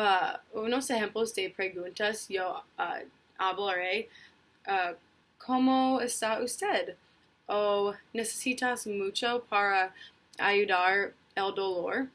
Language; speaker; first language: Spanish; non-native, learner; English